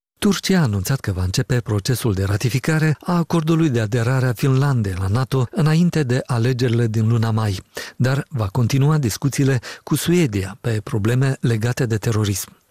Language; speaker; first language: Romanian; native; Romanian